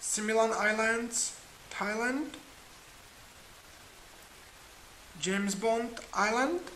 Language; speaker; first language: English; non-native, learner; Czech